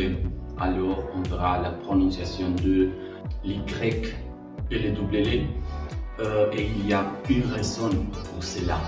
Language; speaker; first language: French; non-native, fluent; Spanish